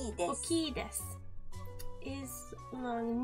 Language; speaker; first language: Japanese; non-native, learner; English